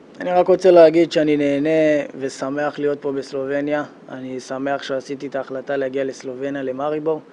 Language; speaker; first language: Hebrew; early bilingual, other home language; Amharic